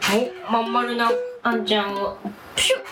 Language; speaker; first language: Japanese; native; Japanese